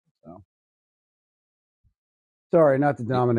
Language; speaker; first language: English; native; English